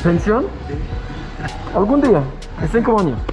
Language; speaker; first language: Spanish; non-native, learner; English